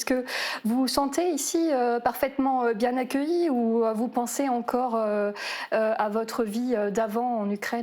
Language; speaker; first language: French; native; French